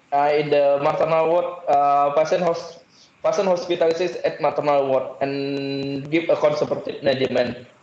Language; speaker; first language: English; non-native, learner; Indonesian